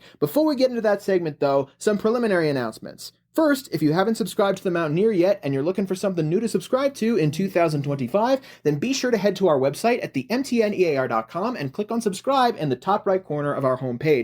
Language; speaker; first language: English; native; English